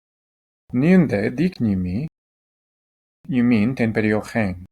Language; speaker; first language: Greek; non-native, fluent; English